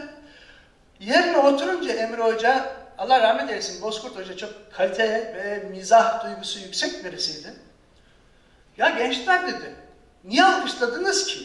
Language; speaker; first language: Turkish; native; Turkish